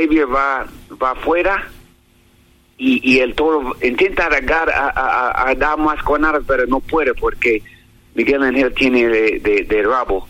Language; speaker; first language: Spanish; non-native, learner; English